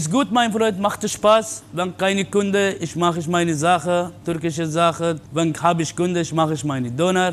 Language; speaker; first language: German; non-native, learner; Turkish